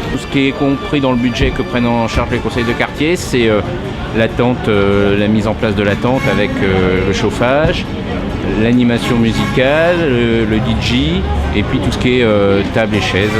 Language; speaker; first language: French; native; French